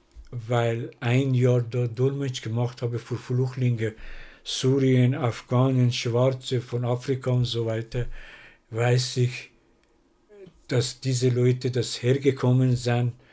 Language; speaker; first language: German; non-native, learner; Persian